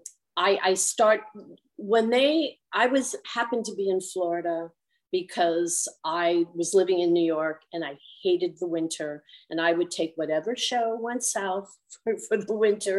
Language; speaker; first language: English; native; English